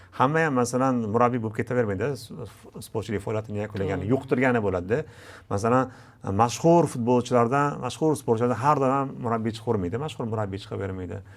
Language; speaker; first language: Uzbek; native; Uzbek